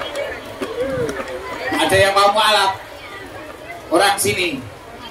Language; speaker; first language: Indonesian; non-native, local second language; Javanese